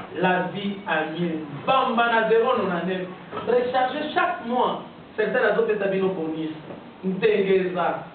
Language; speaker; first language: French; non-native, local second language; Swahili